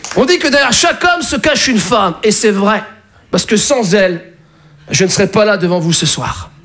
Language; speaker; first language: French; early bilingual, other home language; Arabic